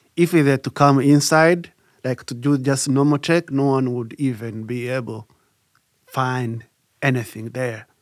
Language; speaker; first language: English; non-native, local second language; Kinyarwanda